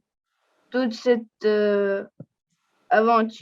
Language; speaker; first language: French; non-native, learner; Russian